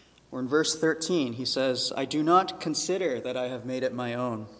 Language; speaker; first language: English; early bilingual, other home language; Chinese